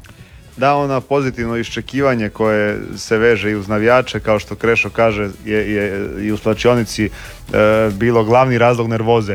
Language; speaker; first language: Serbian; native; Serbian